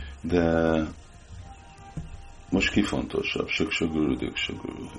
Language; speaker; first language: Hungarian; early bilingual, heritage; Hungarian